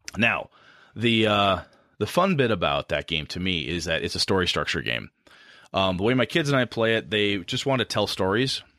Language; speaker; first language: English; native; English